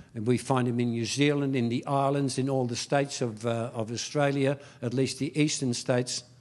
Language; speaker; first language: English; early bilingual, other home language; Dutch